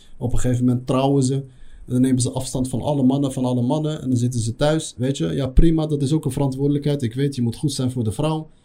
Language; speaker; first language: Dutch; early bilingual, other home language; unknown